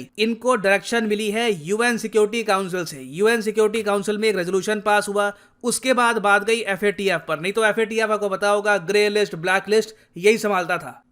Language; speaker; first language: Hindi; native; Hindi